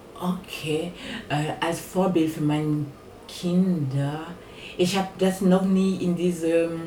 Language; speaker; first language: German; non-native, fluent; French